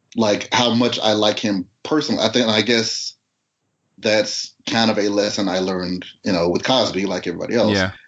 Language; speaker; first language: English; native; English